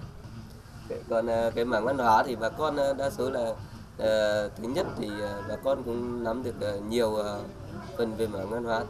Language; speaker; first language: Vietnamese; non-native, local second language; Tày